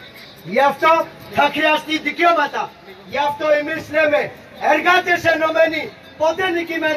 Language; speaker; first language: Greek; non-native, fluent; Urdu